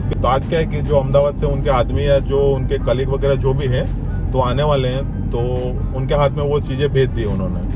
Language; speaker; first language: Hindi; non-native, local second language; Rajasthani